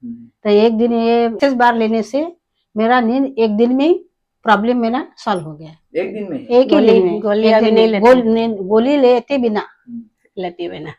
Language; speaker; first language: Hindi; non-native, local second language; Assamese